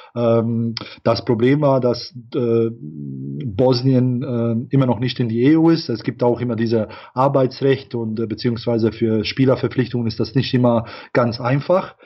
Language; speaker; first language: German; non-native, fluent; Bosnian